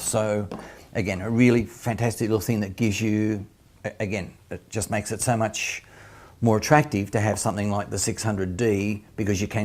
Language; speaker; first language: English; native; English